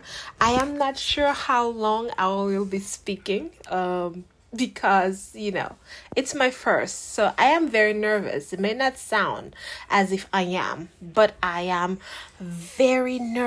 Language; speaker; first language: English; non-native, fluent; Haitian Creole